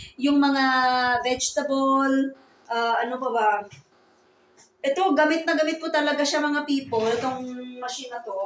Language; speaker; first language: Filipino; native; Filipino